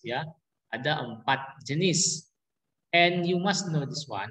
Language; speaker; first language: English; non-native, learner; Indonesian